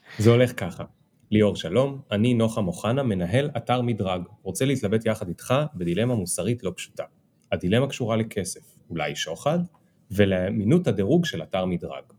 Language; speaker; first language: Hebrew; native; Hebrew